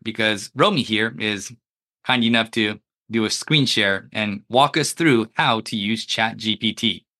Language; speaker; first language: English; early bilingual, other home language; Japanese